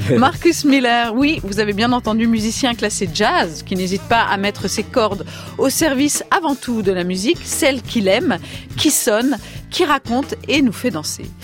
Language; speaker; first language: French; native; French